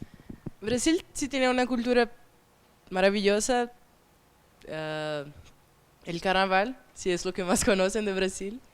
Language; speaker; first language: Spanish; non-native, fluent; Portuguese